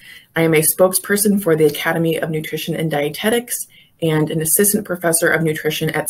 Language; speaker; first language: English; native; English